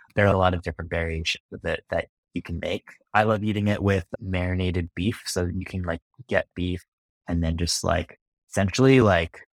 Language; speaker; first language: English; native; English